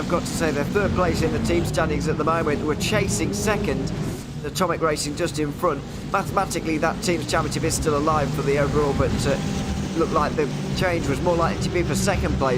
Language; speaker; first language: English; native; English